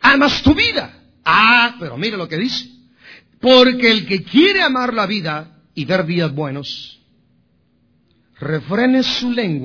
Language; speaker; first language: Spanish; native; Spanish